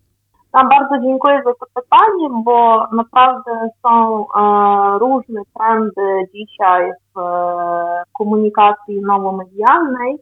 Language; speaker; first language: Polish; non-native, fluent; Ukrainian